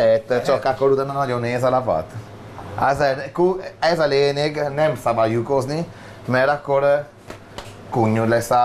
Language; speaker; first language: Hungarian; non-native, learner; Italian